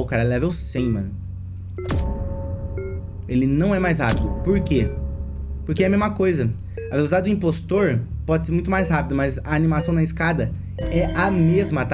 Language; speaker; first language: Portuguese; native; Portuguese